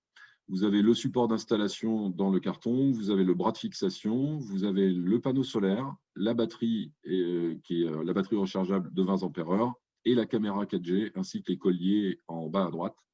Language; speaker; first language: French; native; French